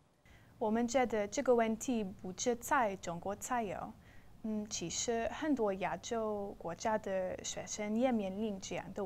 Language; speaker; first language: Chinese; non-native, learner; English